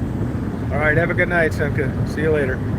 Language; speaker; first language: English; native; English